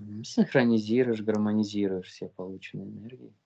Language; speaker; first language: Russian; native; Russian